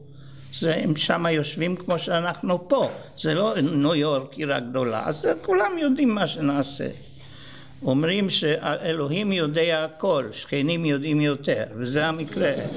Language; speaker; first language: Hebrew; non-native, fluent; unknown